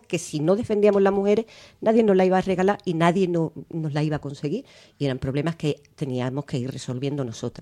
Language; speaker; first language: Spanish; native; Spanish